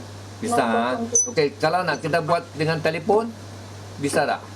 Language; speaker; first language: Malay; native; Malay